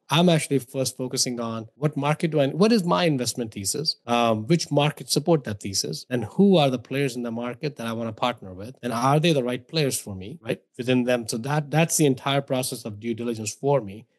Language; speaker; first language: English; non-native, local second language; Hindi